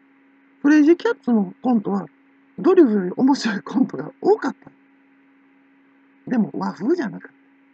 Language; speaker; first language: Japanese; native; Japanese